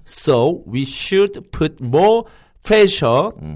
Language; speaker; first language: English; non-native, learner; Korean